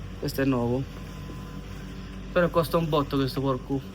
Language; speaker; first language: Italian; non-native, fluent; Punjabi